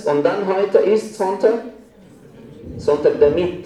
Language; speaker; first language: German; non-native, fluent; Arabic